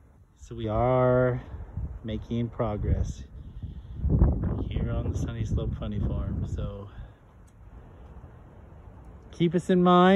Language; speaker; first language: English; native; English